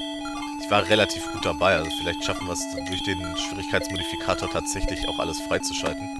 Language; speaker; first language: German; native; German